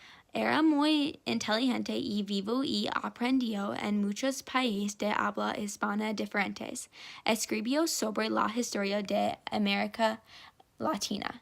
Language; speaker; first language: Spanish; non-native, learner; English